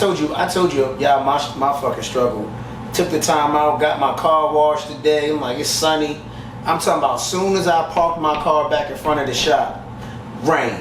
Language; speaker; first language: English; native; English